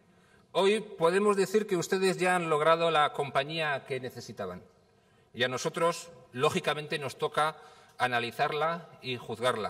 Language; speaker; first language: Spanish; native; Spanish